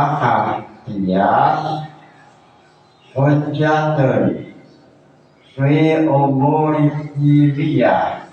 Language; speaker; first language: Arabic; non-native, fluent; Indonesian